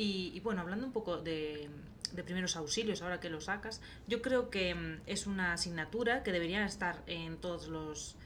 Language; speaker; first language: Spanish; native; Spanish